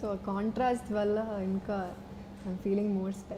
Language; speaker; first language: Telugu; non-native, fluent; Malayalam